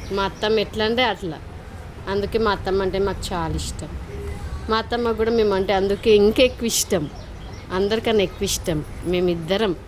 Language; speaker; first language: Telugu; non-native, local second language; Marathi